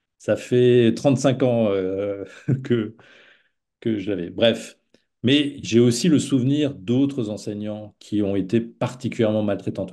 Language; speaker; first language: French; non-native, local second language; Swiss German